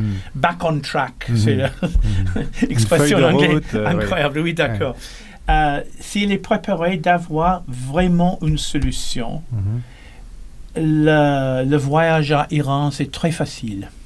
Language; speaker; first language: French; non-native, learner; English